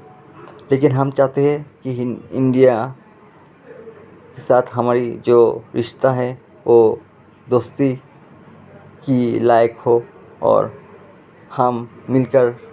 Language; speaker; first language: Hindi; non-native, fluent; Bangla